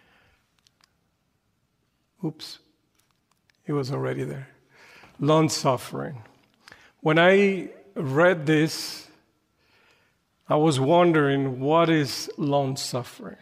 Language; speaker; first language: English; non-native, fluent; Spanish